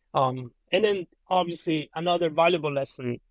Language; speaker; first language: English; non-native, fluent; Italian